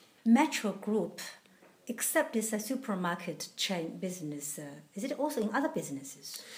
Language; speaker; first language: English; non-native, fluent; Chinese